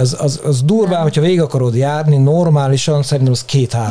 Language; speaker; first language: Hungarian; native; Hungarian